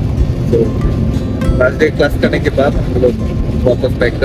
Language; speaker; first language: Hindi; non-native, learner; Bangla